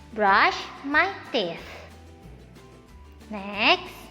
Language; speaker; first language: English; non-native, fluent; Indonesian